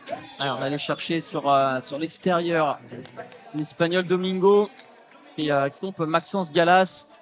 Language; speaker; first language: French; native; French